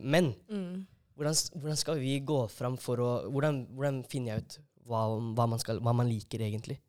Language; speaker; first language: Norwegian; native; Norwegian